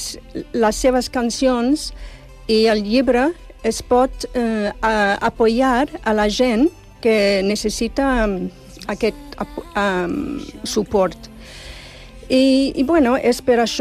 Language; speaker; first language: Catalan; non-native, fluent; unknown